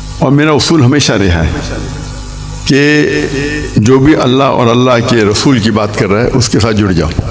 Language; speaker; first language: Urdu; non-native, local second language; Hindi